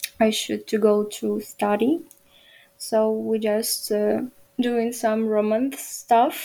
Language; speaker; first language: English; non-native, learner; Ukrainian